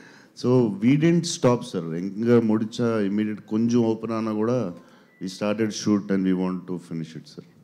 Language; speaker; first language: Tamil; non-native, learner; Telugu